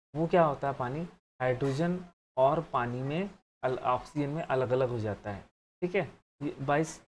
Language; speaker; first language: Hindi; native; Hindi